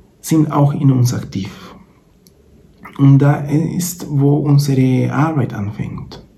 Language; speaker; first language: German; non-native, fluent; Spanish